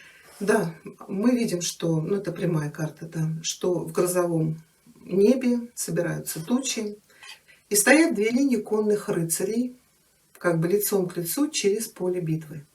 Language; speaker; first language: Russian; native; Russian